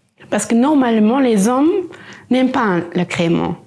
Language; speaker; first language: French; non-native, local second language; Luxembourgish